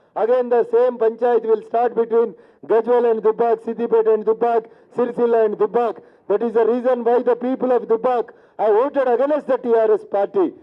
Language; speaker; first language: English; non-native, local second language; Telugu